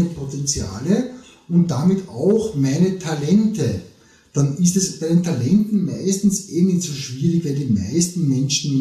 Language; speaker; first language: German; native; German